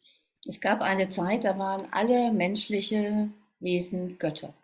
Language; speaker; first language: German; native; German